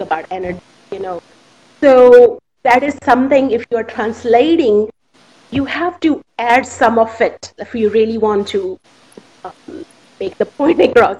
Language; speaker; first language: English; non-native, local second language; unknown